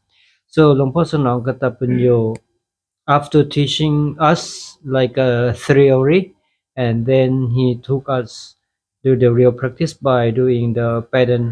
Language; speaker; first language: English; non-native, fluent; Thai